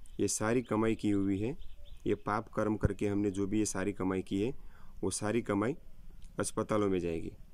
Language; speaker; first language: Hindi; non-native, local second language; Gujarati